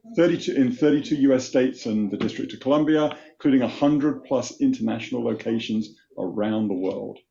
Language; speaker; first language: English; native; English